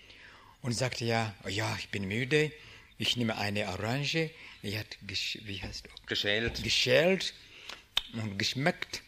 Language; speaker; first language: German; non-native, learner; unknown